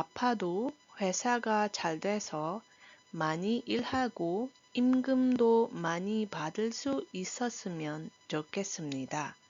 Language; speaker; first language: Korean; non-native, fluent; Iloko